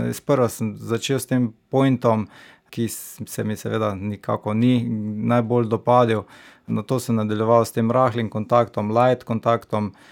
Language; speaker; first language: Slovenian; native; Slovenian